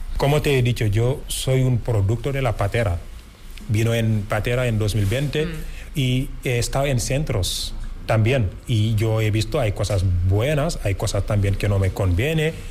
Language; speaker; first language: Spanish; non-native, fluent; Wolof